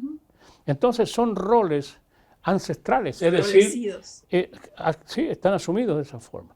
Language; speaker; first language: Spanish; native; Spanish